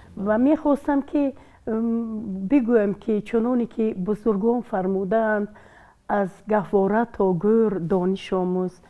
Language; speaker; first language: Tajik; non-native, local second language; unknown